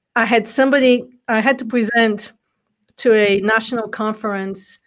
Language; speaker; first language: English; non-native, fluent; Bulgarian